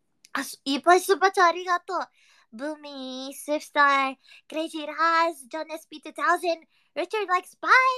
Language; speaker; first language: Japanese; non-native, learner; Indonesian